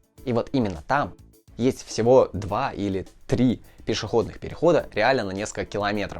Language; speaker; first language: Russian; native; Russian